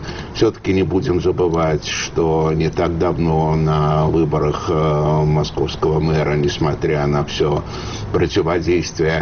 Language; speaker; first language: Russian; native; Russian